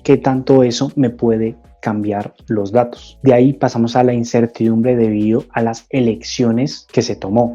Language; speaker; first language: Spanish; native; Spanish